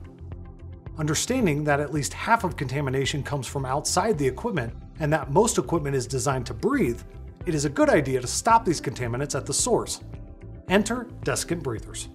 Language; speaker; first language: English; native; English